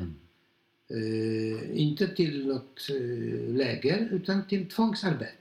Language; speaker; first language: Swedish; non-native, fluent; Polish